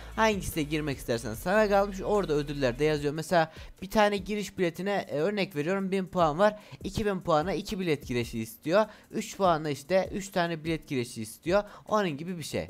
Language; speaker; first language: Turkish; native; Turkish